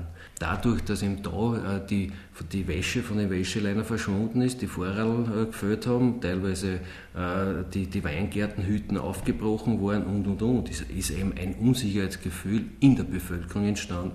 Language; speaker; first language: German; native; German